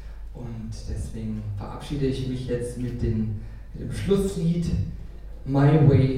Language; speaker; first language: German; native; German